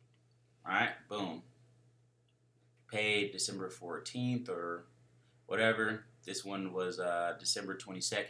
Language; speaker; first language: English; native; English